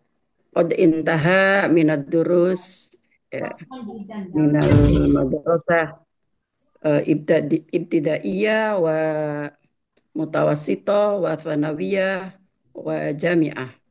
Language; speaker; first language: Arabic; non-native, fluent; Indonesian